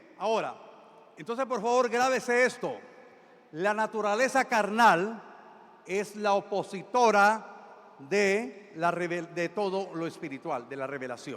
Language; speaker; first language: Spanish; native; Spanish